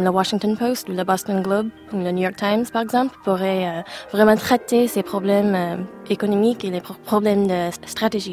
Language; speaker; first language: French; non-native, fluent; English